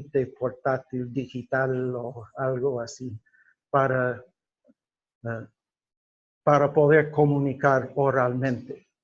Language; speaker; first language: Spanish; non-native, fluent; English